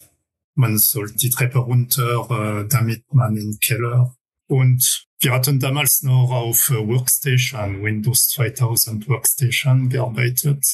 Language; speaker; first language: German; non-native, fluent; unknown